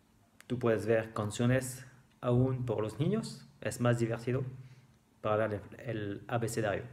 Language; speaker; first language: Spanish; non-native, fluent; French